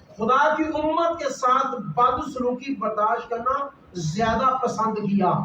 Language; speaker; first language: Urdu; non-native, local second language; Punjabi